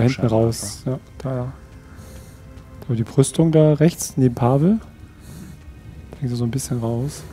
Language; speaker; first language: German; native; German